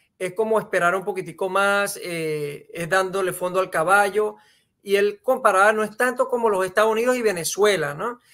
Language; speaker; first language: Spanish; native; Spanish